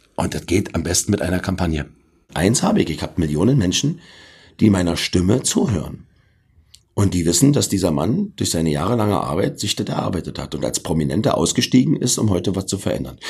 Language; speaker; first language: German; native; German